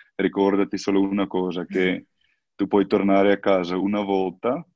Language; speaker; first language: Italian; non-native, fluent; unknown